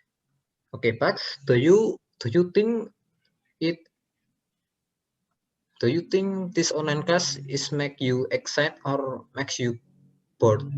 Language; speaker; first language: English; non-native, learner; Indonesian